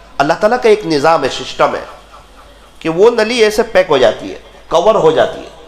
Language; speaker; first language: Urdu; non-native, local second language; Gujarati